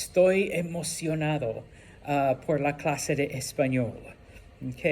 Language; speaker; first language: Spanish; non-native, fluent; English